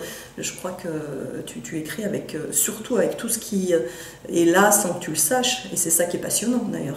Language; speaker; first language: French; native; French